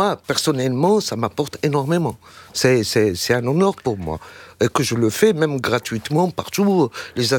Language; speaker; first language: French; non-native, local second language; Arabic